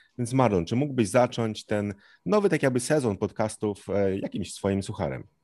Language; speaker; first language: Polish; native; Polish